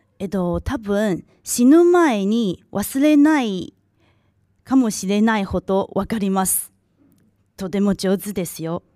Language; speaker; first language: Japanese; non-native, local second language; Chinese